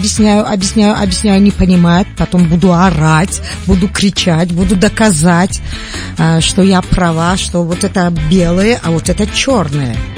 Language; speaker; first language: Russian; non-native, local second language; Tajik